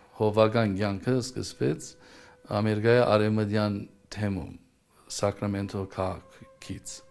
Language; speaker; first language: Armenian; early bilingual, heritage; Armenian